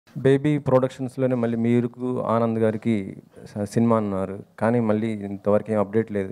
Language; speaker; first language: Telugu; native; Telugu